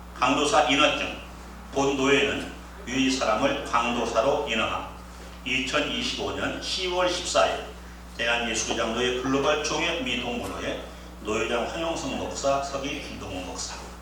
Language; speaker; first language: Korean; native; Korean